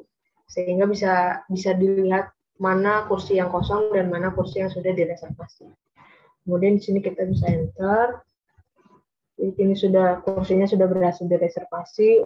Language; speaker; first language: Indonesian; native; Indonesian